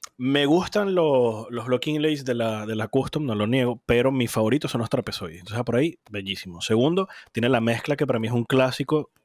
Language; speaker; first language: Spanish; native; Spanish